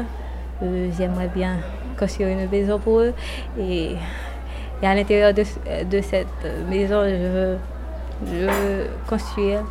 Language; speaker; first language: French; non-native, local second language; Haitian Creole